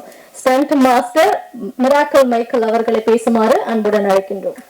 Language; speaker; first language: Tamil; native; Tamil